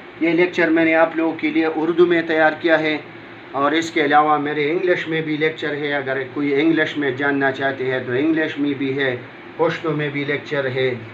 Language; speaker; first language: Urdu; non-native, local second language; Pashto